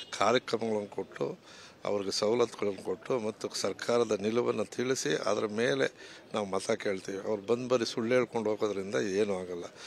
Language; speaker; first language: Kannada; native; Kannada